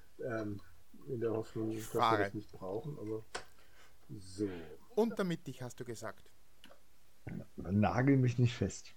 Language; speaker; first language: German; native; German